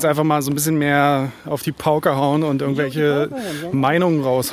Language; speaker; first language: German; native; German